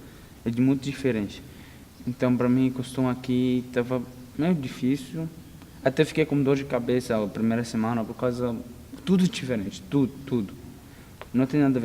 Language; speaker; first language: Portuguese; non-native, learner; Arabic